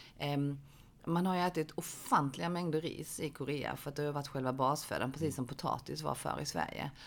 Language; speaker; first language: Swedish; early bilingual, other home language; Korean